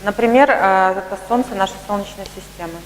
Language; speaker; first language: Russian; native; Russian